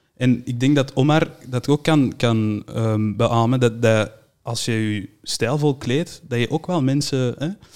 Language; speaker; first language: Dutch; native; Dutch